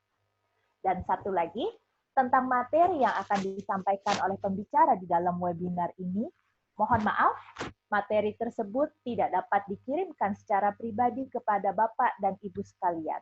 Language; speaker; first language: Indonesian; native; Indonesian